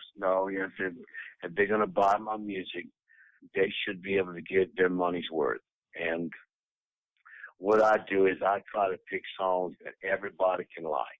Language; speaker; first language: English; native; English